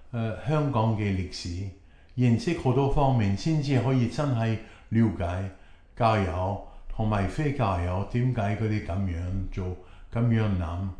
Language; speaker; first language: Chinese; non-native, fluent; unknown